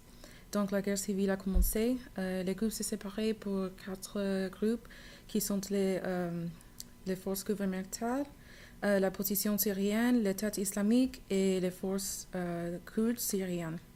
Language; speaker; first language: French; non-native, learner; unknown